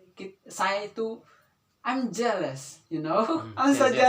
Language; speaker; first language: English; non-native, learner; Indonesian